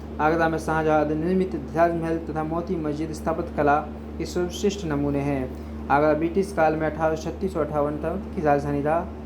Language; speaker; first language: Hindi; native; Hindi